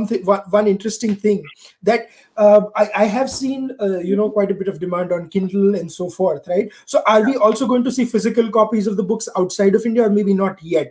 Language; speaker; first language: English; non-native, local second language; Gujarati